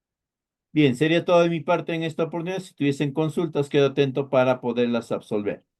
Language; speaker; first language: Spanish; native; Spanish